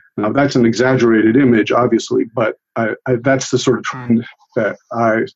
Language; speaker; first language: English; early bilingual, other home language; Italian